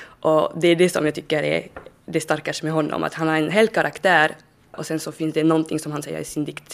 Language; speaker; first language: Swedish; non-native, fluent; French